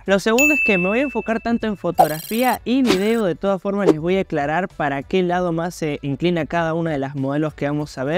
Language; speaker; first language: Spanish; native; Spanish